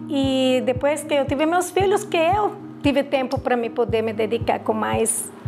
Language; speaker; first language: Portuguese; non-native, fluent; Spanish